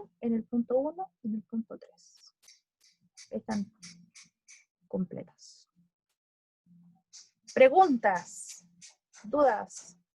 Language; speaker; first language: Spanish; native; Spanish